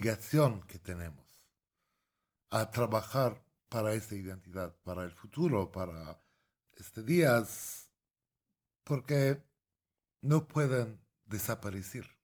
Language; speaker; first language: Spanish; non-native, fluent; Arabic